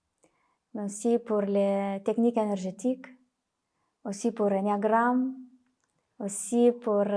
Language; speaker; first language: French; non-native, fluent; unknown